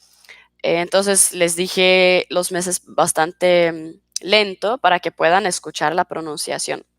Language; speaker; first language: Spanish; non-native, fluent; Swedish